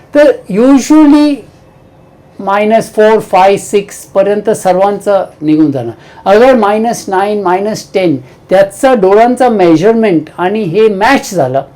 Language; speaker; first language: Marathi; non-native, local second language; Hindi